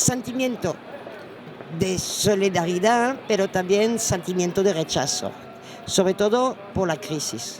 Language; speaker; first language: Spanish; non-native, learner; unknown